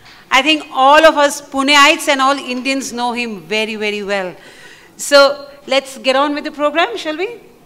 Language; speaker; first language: English; non-native, local second language; Marathi